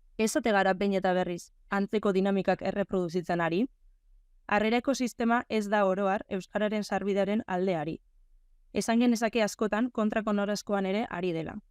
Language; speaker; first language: Basque; native; Basque